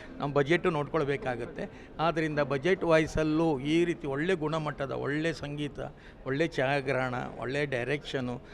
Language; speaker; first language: Kannada; non-native, local second language; Konkani